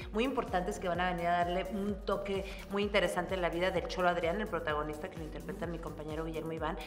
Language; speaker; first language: Spanish; native; Spanish